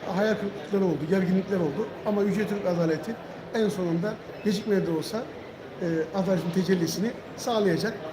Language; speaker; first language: Turkish; native; Turkish